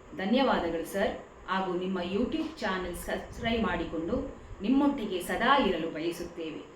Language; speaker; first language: Kannada; native; Kannada